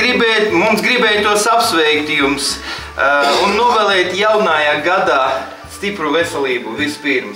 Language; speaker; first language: Latvian; non-native, local second language; Russian